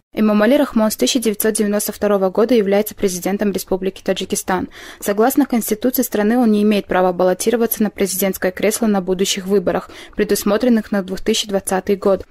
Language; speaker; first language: Russian; non-native, local second language; Tajik